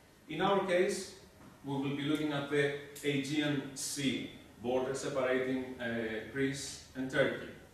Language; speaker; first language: English; non-native, fluent; Greek